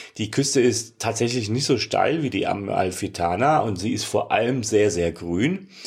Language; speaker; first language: German; native; German